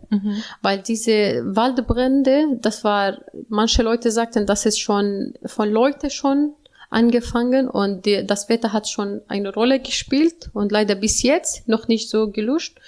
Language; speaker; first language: German; non-native, learner; Arabic